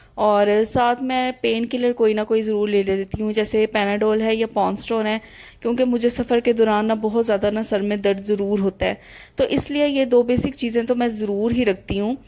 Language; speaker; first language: Urdu; native; Urdu